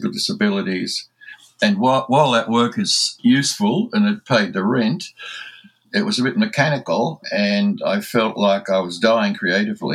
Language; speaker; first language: English; native; English